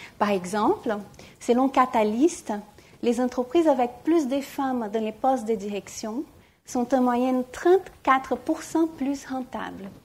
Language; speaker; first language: French; non-native, fluent; Portuguese